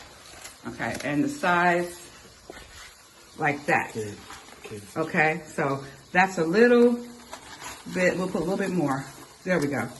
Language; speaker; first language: English; native; English